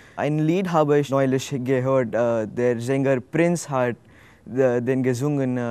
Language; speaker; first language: German; non-native, learner; Hindi